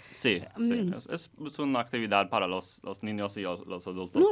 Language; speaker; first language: Spanish; non-native, learner; English